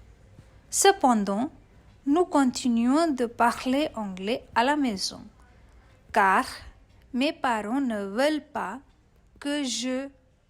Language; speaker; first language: French; non-native, fluent; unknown